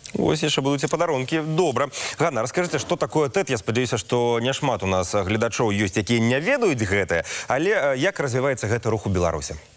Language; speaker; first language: Belarusian; non-native, local second language; Russian